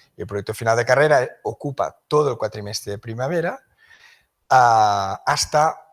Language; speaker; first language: Spanish; non-native, local second language; Catalan